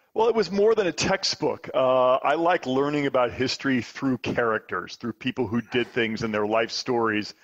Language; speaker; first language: English; native; English